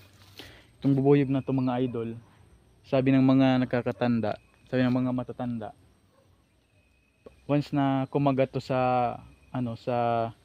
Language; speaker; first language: Filipino; native; Filipino